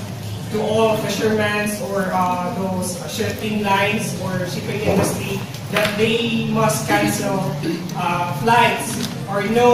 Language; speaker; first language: English; non-native, local second language; Filipino